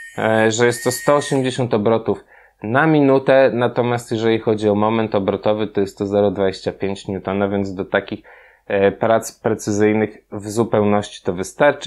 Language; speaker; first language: Polish; native; Polish